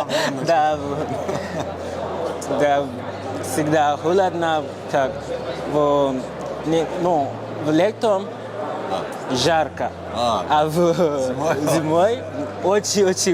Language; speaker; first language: Russian; non-native, learner; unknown